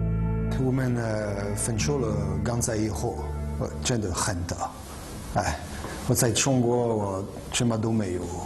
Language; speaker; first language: Chinese; non-native, fluent; French